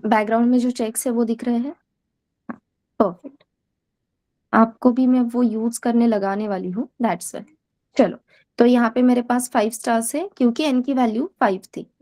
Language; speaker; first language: Hindi; non-native, local second language; Marathi